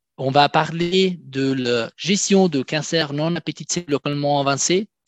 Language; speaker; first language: French; non-native, fluent; Italian